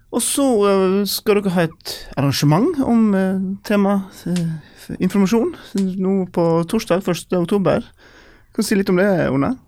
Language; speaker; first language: Norwegian; native; Norwegian